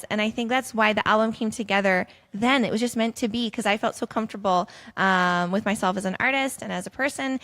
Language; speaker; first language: English; native; English